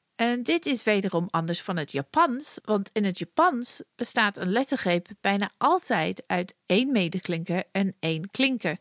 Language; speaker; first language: Dutch; non-native, fluent; English